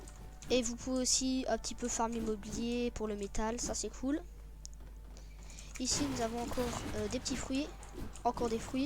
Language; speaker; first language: French; native; French